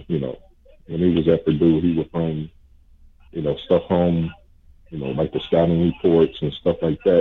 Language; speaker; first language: English; native; English